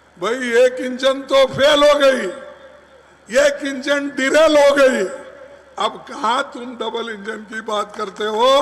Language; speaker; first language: Hindi; non-native, local second language; Kannada